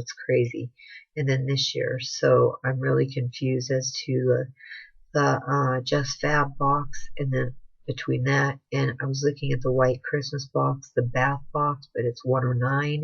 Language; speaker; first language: English; native; English